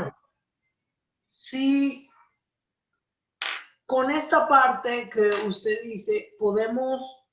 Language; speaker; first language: Spanish; native; Spanish